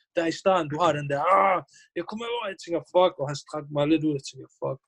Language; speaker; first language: Danish; early bilingual, other home language; Bosnian